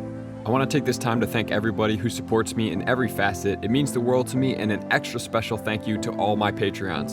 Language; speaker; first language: English; native; English